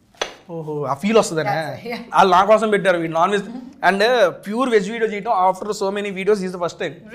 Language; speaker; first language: Telugu; native; Telugu